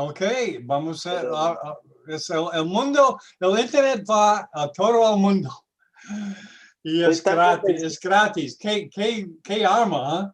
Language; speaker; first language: Spanish; non-native, learner; English